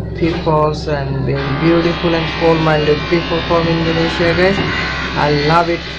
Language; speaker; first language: English; non-native, local second language; Bangla